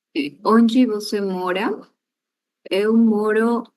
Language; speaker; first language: Portuguese; non-native, learner; Spanish